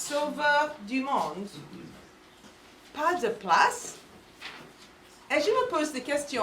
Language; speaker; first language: French; non-native, fluent; English